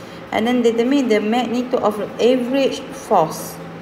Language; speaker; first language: English; non-native, local second language; Malay